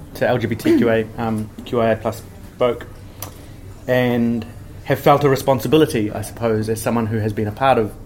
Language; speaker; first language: English; native; English